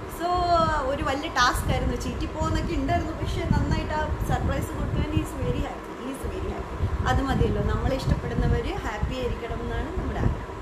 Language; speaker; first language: Malayalam; early bilingual, heritage; Malayalam